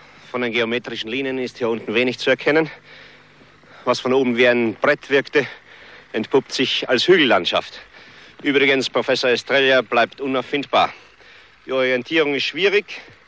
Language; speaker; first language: German; native; German